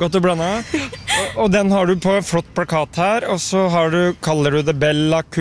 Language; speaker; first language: Norwegian; native; Norwegian